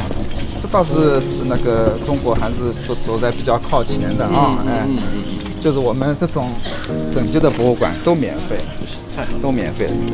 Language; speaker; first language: Chinese; native; Chinese